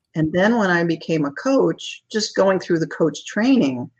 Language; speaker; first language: English; native; English